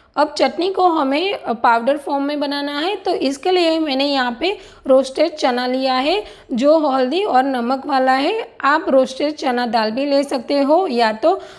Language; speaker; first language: Hindi; non-native, local second language; Gujarati